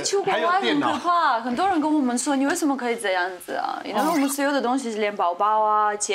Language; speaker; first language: Chinese; non-native, fluent; French